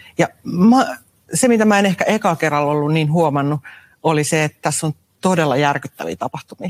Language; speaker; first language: Finnish; native; Finnish